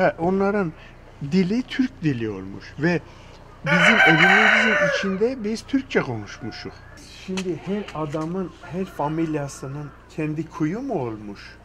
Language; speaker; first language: Turkish; early bilingual, heritage; Turkish